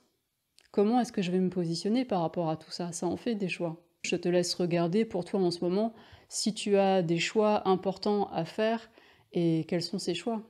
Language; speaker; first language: French; native; French